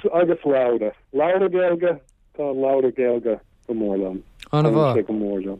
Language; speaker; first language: Irish; non-native, learner; English